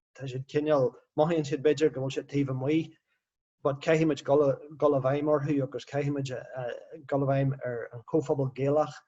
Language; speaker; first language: Irish; non-native, local second language; English